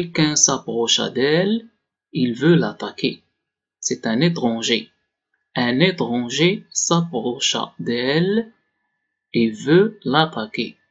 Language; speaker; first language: French; non-native, local second language; Arabic